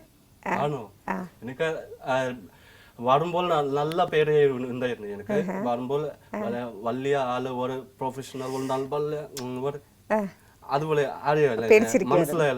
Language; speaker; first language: Malayalam; non-native, learner; Assamese